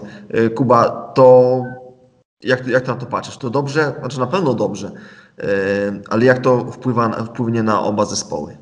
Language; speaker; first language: Polish; native; Polish